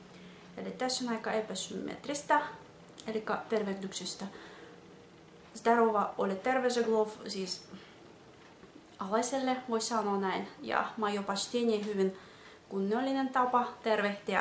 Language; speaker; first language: Finnish; non-native, fluent; Russian